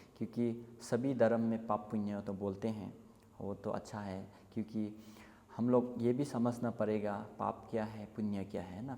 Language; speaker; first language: Hindi; non-native, local second language; Assamese